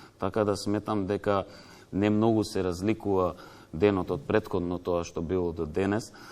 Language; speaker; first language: Macedonian; native; Macedonian